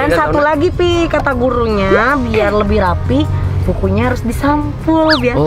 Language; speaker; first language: Indonesian; native; Indonesian